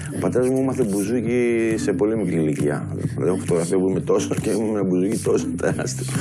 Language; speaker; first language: Greek; early bilingual, heritage; Greek